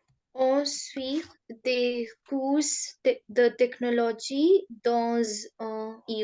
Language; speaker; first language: French; non-native, learner; Hindi